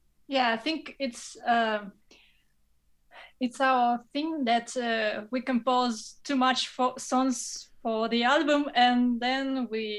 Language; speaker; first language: English; non-native, fluent; Russian